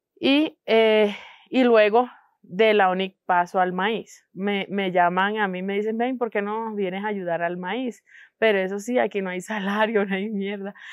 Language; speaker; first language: Spanish; non-native, local second language; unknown